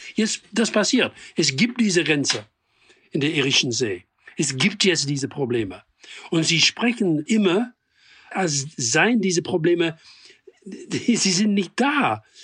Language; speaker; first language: German; non-native, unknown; English